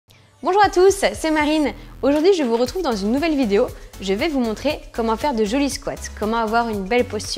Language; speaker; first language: French; native; French